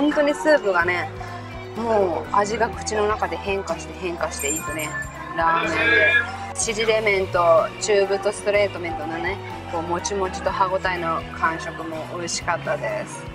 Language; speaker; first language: Japanese; native; Japanese